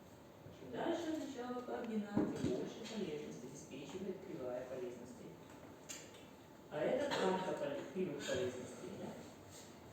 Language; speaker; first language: Russian; native; Russian